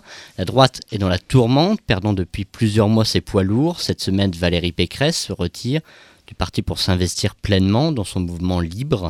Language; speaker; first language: French; native; French